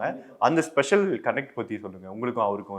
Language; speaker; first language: Tamil; native; Tamil